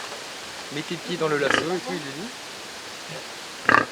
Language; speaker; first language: French; native; French